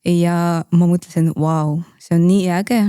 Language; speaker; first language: Estonian; non-native, local second language; Russian